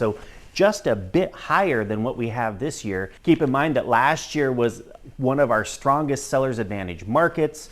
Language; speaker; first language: English; native; English